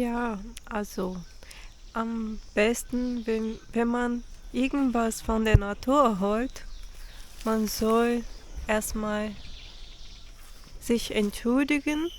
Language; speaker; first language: German; non-native, fluent; Portuguese